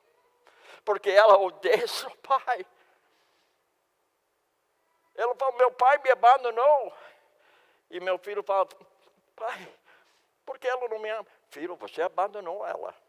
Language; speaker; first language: Portuguese; non-native, fluent; English